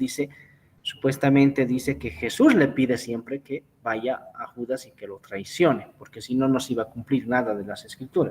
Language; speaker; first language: Spanish; native; Spanish